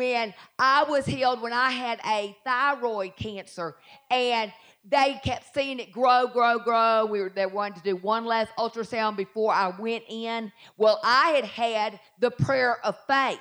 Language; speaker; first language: English; native; English